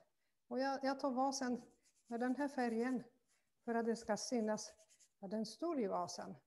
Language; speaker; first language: Swedish; non-native, fluent; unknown